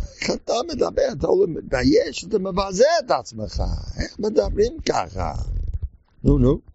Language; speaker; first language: Hebrew; non-native, learner; English